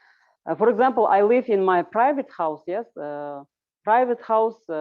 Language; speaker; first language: English; non-native, learner; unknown